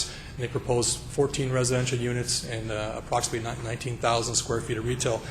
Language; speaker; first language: English; native; English